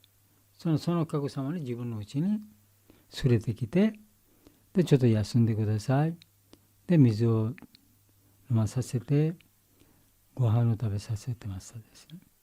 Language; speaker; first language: Japanese; non-native, learner; Bangla